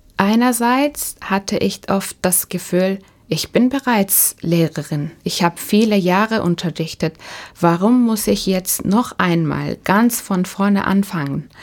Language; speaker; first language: German; non-native, fluent; Turkish